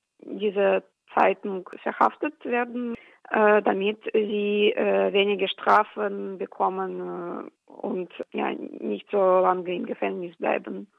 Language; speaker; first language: German; non-native, fluent; Russian